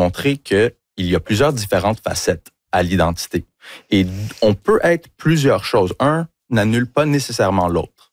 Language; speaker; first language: French; early bilingual, heritage; French